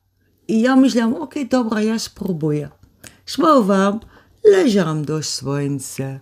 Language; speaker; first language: Polish; early bilingual, heritage; Polish